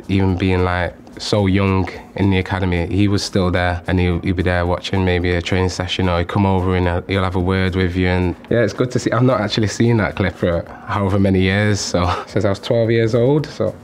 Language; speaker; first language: English; native; English